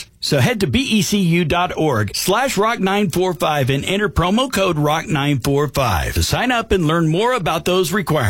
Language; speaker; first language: English; native; English